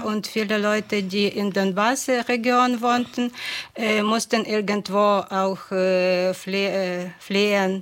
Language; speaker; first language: German; non-native, fluent; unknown